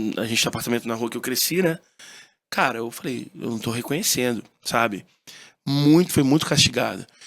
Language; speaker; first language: Portuguese; early bilingual, heritage; Portuguese